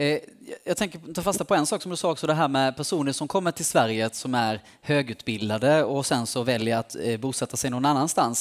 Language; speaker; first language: Swedish; native; Swedish